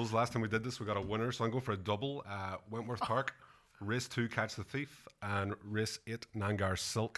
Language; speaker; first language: English; native; English